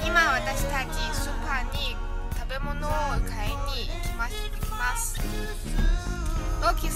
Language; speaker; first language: Japanese; non-native, learner; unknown